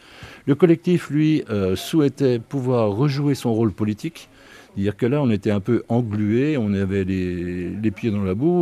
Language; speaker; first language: French; native; French